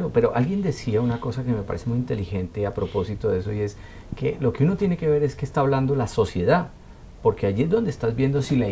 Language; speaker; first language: Spanish; native; Spanish